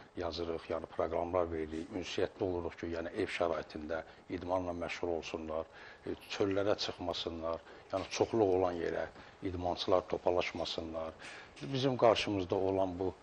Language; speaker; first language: Azerbaijani; native; Azerbaijani